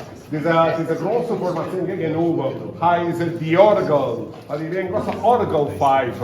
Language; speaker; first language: German; non-native, learner; Spanish